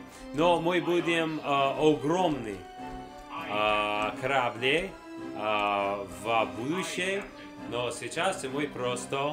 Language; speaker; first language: Russian; non-native, learner; English